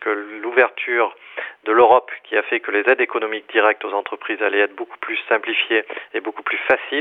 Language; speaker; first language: French; native; French